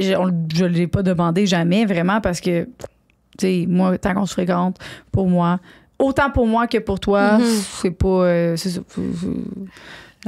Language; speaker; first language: French; native; French